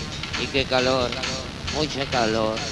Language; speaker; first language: Spanish; non-native, learner; Italian